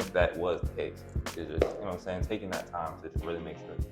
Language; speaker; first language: English; native; English